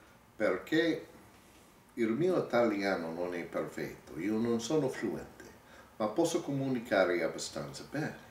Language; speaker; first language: Italian; non-native, learner; English